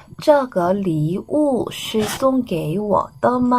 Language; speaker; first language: Chinese; non-native, fluent; Korean